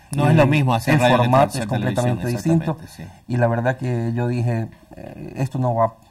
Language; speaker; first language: Spanish; native; Spanish